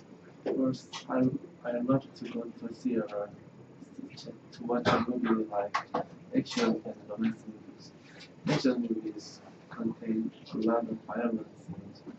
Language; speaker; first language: English; non-native, learner; Korean